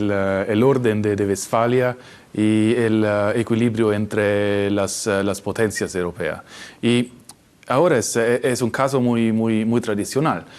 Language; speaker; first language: Spanish; non-native, fluent; Italian